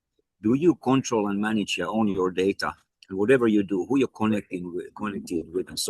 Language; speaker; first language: English; non-native, fluent; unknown